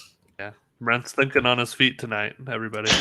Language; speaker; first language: English; native; English